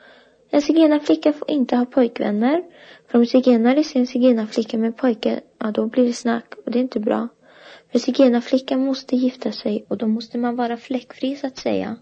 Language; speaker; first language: Swedish; non-native, local second language; Romany